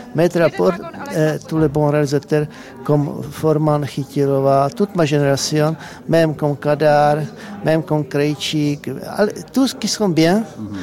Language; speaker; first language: French; non-native, learner; Czech